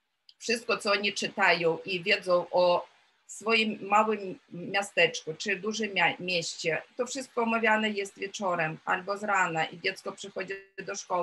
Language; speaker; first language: Polish; non-native, fluent; Ukrainian